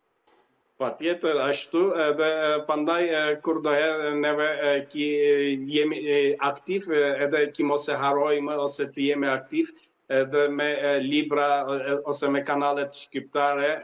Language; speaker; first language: Albanian; early bilingual, heritage; Albanian